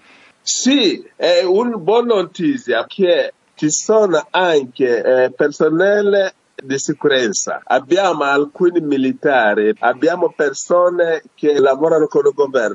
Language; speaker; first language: Italian; non-native, fluent; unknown